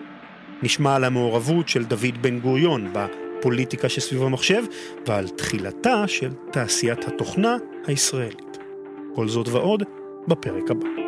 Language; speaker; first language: Hebrew; native; Hebrew